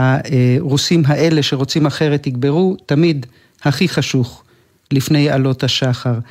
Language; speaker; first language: Hebrew; native; Hebrew